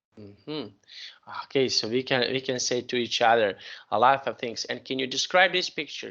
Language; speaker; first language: English; non-native, fluent; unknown